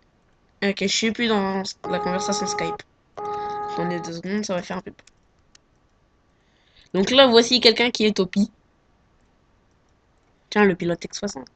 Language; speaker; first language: French; native; French